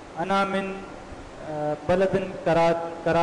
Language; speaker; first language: Arabic; non-native, learner; Urdu